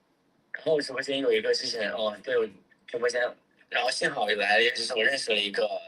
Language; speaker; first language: Chinese; native; Chinese